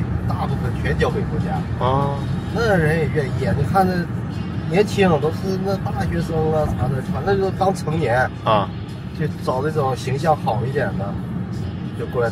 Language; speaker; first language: Chinese; native; Chinese